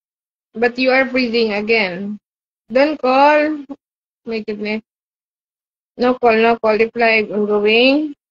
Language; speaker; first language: English; non-native, learner; Bangla